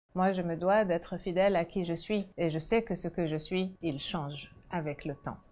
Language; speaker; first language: French; non-native, local second language; Arabic